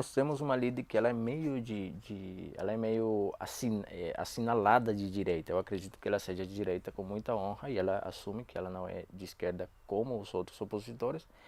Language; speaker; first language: Portuguese; non-native, fluent; Spanish